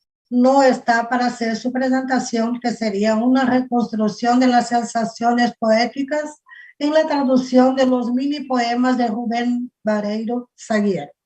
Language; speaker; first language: Spanish; non-native, fluent; Portuguese